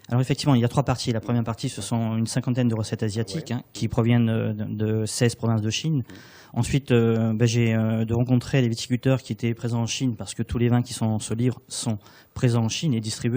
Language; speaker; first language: French; native; French